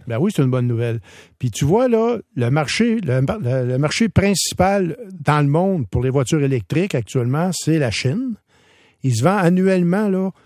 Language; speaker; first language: French; native; French